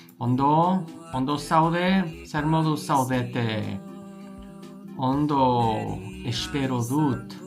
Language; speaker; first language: Basque; non-native, learner; English